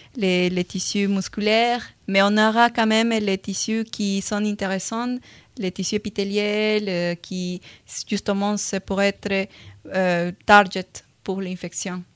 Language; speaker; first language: French; non-native, fluent; Spanish